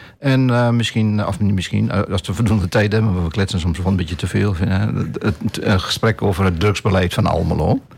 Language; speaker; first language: Dutch; native; Dutch